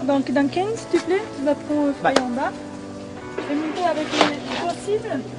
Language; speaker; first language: French; non-native, fluent; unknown